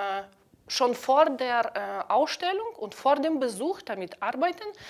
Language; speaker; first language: German; non-native, fluent; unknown